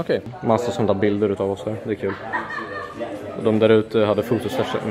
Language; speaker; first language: Swedish; native; Swedish